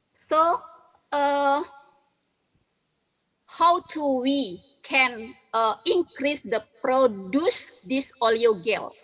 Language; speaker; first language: English; non-native, learner; Indonesian